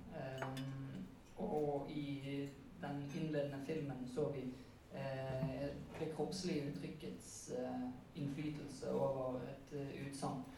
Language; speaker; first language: Norwegian; native; Norwegian